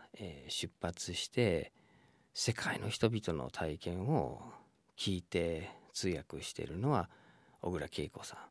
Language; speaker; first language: Japanese; non-native, fluent; English